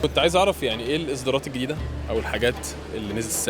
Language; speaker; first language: Arabic; native; Arabic